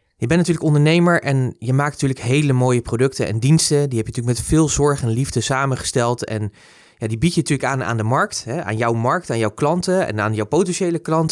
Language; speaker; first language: Dutch; native; Dutch